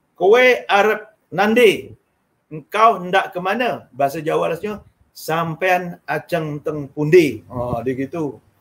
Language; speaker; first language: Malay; non-native, local second language; Javanese